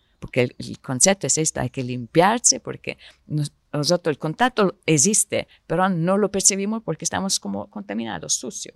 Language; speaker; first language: Spanish; non-native, fluent; Italian